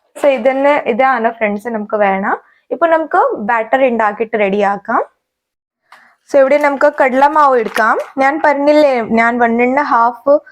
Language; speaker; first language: Malayalam; non-native, learner; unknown